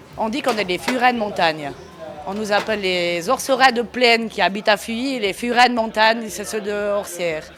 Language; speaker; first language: French; native; French